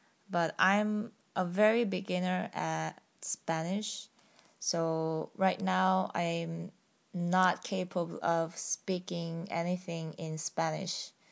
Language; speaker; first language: English; non-native, fluent; Korean